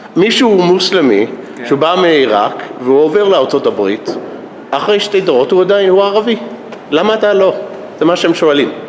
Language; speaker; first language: Hebrew; non-native, fluent; English